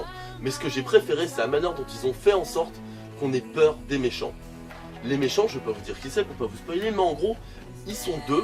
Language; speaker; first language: French; native; French